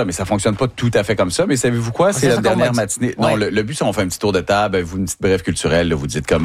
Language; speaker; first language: French; native; French